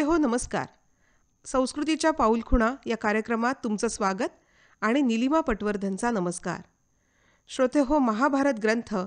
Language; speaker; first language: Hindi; non-native, local second language; Marathi